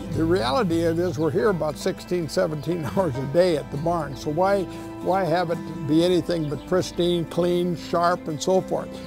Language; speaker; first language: English; native; English